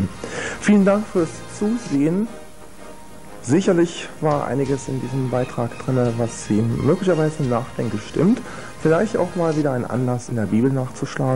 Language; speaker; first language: German; native; German